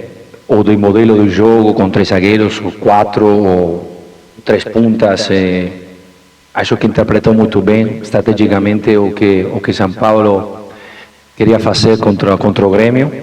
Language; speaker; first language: Portuguese; non-native, fluent; Spanish